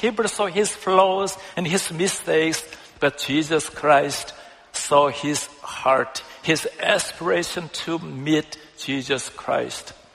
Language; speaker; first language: English; non-native, fluent; Korean